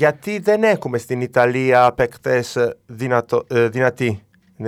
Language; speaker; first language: Greek; non-native, learner; Italian